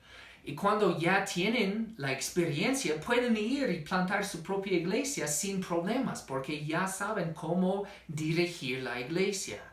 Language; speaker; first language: Spanish; non-native, fluent; English